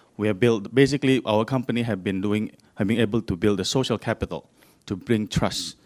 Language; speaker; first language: English; non-native, fluent; Indonesian